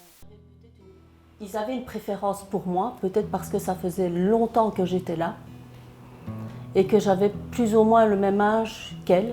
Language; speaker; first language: French; early bilingual, other home language; Chinese